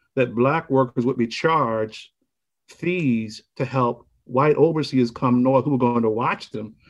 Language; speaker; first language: English; native; English